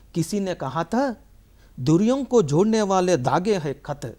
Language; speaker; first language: Hindi; non-native, local second language; Telugu